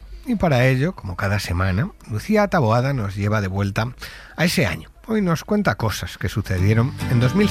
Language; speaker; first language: Spanish; native; Spanish